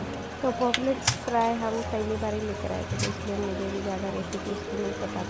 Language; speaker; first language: Hindi; native; Hindi